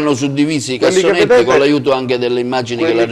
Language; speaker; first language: Italian; native; Italian